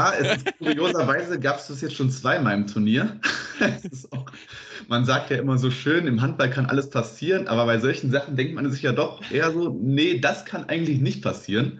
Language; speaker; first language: German; native; German